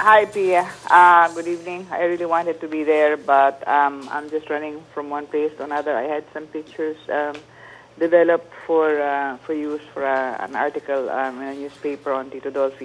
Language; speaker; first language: English; non-native, local second language; Filipino